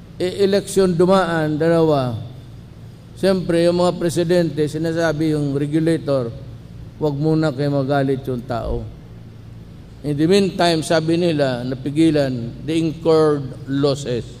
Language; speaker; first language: Filipino; non-native, local second language; Cebuano